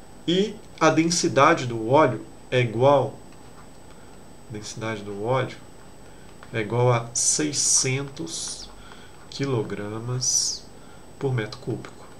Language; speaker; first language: Portuguese; native; Portuguese